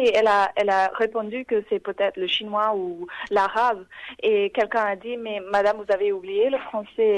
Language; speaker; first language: French; non-native, fluent; English